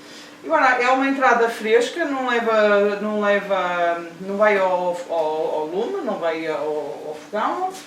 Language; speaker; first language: Portuguese; early bilingual, heritage; Portuguese